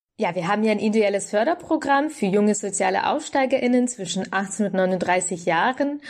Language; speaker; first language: German; early bilingual, other home language; Russian